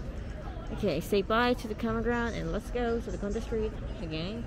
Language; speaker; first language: English; non-native, learner; Korean